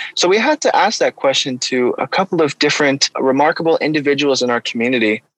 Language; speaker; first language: English; native; English